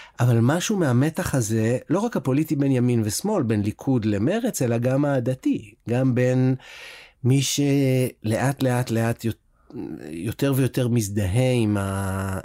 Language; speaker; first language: Hebrew; native; Hebrew